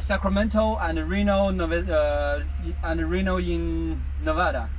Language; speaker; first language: English; non-native, learner; Chinese